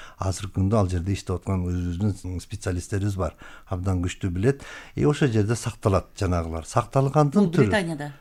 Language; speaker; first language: Kyrgyz; native; Kyrgyz